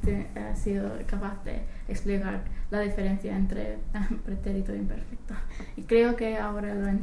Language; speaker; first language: Spanish; non-native, fluent; English